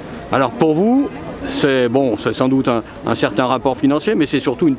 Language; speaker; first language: French; native; French